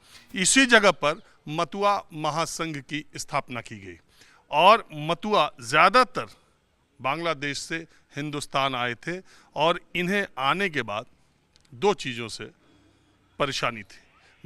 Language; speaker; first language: Hindi; native; Hindi